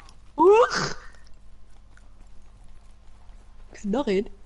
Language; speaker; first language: German; non-native, local second language; Luxembourgish